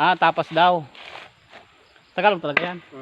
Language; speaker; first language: Filipino; non-native, local second language; Bikol